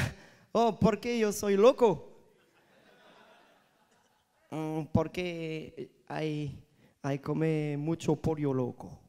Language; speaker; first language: Spanish; non-native, learner; French